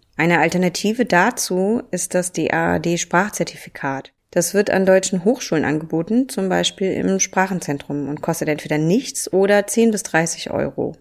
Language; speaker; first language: German; native; German